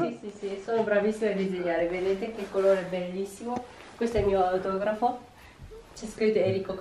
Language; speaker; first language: Italian; non-native, fluent; Japanese